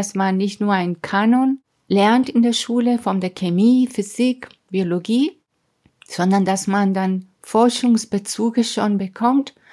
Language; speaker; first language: German; non-native, fluent; Spanish